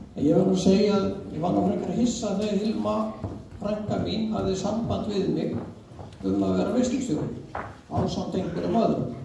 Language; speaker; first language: Icelandic; native; Icelandic